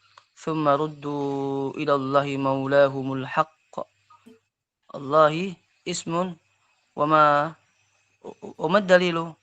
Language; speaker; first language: Arabic; non-native, learner; Indonesian